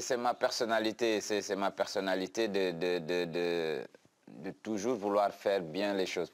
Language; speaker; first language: French; non-native, local second language; Wolof